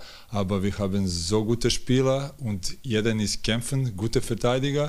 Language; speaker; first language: German; non-native, fluent; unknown